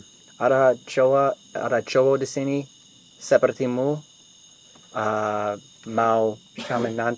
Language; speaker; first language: Indonesian; non-native, learner; English